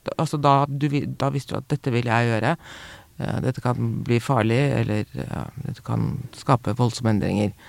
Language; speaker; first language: Norwegian; native; Norwegian